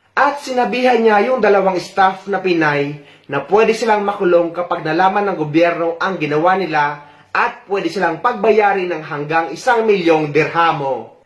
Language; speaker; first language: Filipino; native; Filipino